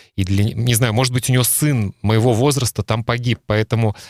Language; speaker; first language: Russian; native; Russian